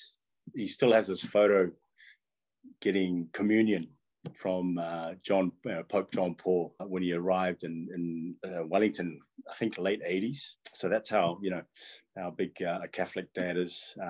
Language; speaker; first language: English; non-native, local second language; Tongan